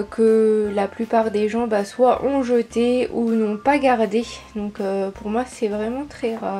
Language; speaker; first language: French; native; French